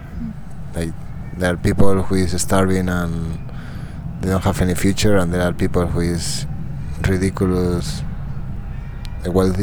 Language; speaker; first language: English; non-native, fluent; Spanish